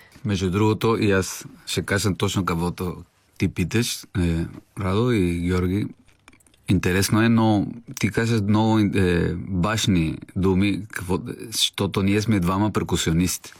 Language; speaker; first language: Bulgarian; non-native, learner; Spanish